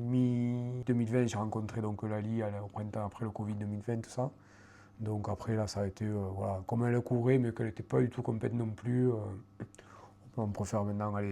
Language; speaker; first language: French; native; French